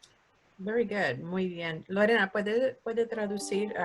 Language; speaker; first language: Spanish; early bilingual, heritage; Spanish